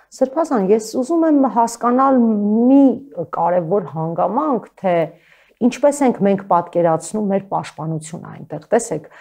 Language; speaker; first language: Armenian; native; Armenian